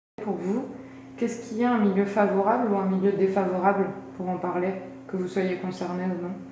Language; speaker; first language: French; native; French